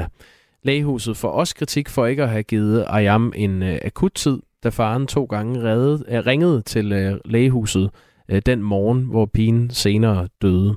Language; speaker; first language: Danish; native; Danish